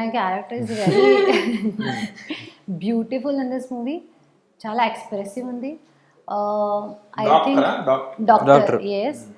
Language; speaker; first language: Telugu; non-native, learner; Hindi